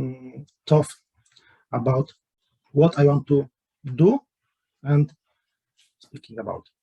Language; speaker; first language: English; non-native, learner; Polish